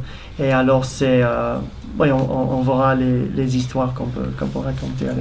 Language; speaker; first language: French; non-native, fluent; English